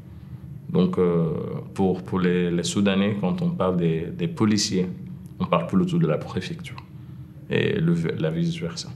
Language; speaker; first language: French; non-native, fluent; Arabic